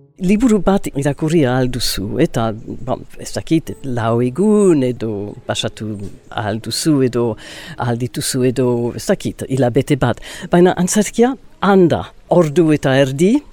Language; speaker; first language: Basque; early bilingual, other home language; English